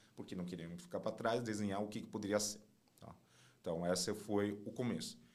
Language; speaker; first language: Portuguese; non-native, fluent; Chinese